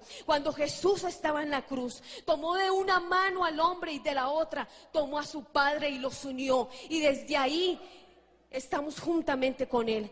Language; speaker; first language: Spanish; native; Spanish